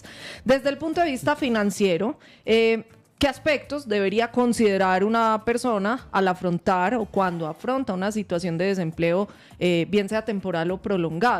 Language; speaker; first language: Spanish; native; Spanish